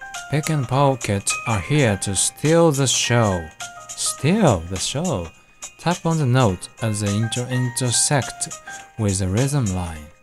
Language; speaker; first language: English; non-native, fluent; Japanese